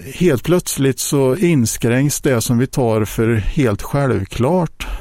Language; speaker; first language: Swedish; native; Swedish